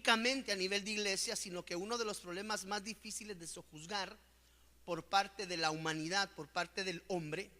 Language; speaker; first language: Spanish; native; Spanish